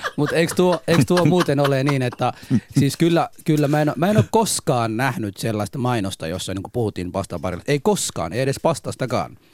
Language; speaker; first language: Finnish; non-native, fluent; Somali